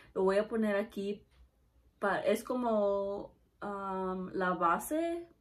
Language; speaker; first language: Spanish; early bilingual, heritage; Spanish